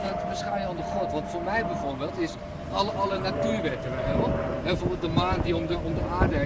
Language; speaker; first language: Dutch; native; Dutch